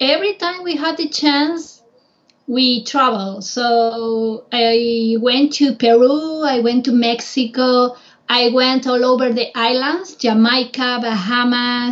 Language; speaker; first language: English; non-native, fluent; Spanish